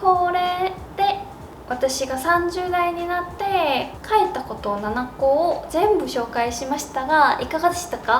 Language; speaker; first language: Japanese; non-native, learner; Korean